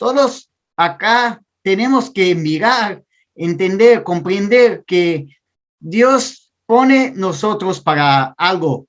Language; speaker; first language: Spanish; non-native, learner; Portuguese